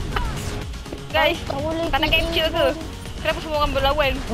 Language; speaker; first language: Malay; native; Malay